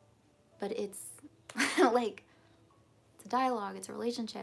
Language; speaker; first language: English; native; English